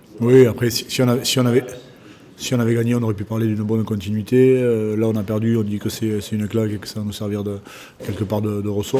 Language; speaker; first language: French; native; French